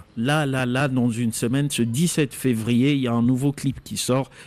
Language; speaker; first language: French; non-native, local second language; Lingala